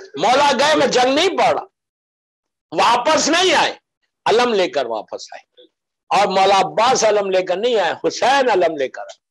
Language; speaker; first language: Urdu; native; Urdu